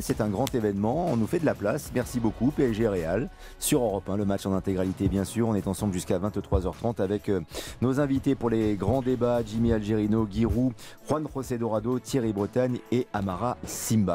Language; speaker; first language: French; native; French